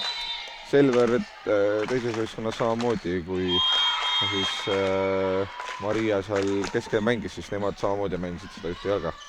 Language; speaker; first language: Estonian; native; Estonian